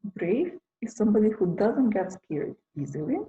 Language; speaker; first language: English; non-native, fluent; Macedonian